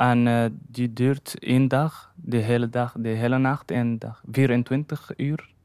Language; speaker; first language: Dutch; non-native, learner; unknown